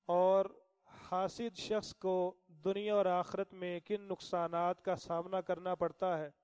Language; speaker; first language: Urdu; non-native, local second language; Punjabi